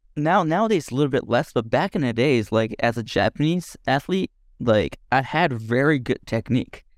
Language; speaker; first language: English; non-native, fluent; Japanese